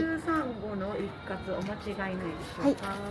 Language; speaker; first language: Japanese; native; Japanese